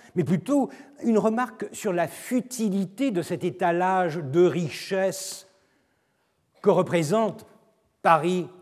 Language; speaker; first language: French; non-native, fluent; Turkish